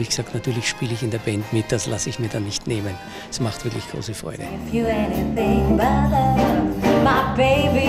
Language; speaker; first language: German; native; German